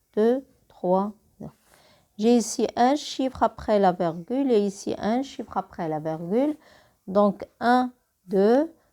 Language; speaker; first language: French; non-native, local second language; Arabic